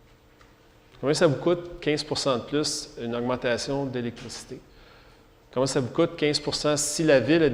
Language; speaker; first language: French; native; French